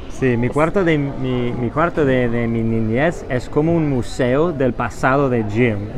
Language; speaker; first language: Spanish; non-native, fluent; English